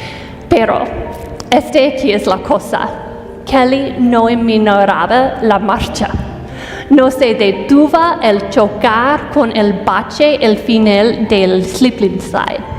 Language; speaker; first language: Spanish; non-native, fluent; English